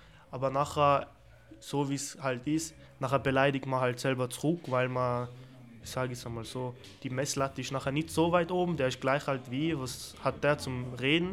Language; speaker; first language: German; early bilingual, other home language; Turkish